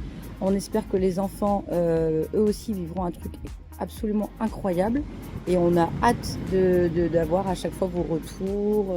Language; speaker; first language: French; native; French